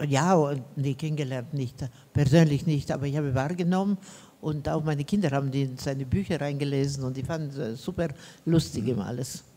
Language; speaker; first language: German; non-native, fluent; Romanian